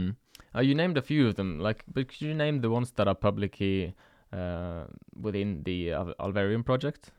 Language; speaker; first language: English; non-native, fluent; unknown